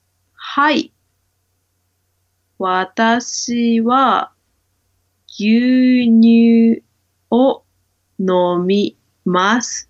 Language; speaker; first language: Japanese; non-native, learner; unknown